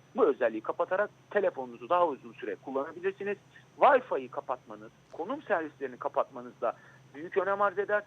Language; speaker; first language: Turkish; native; Turkish